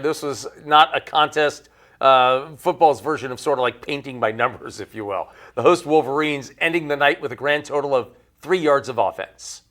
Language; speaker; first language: English; native; English